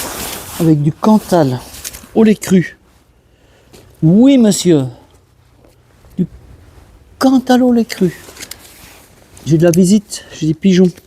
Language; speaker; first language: French; native; French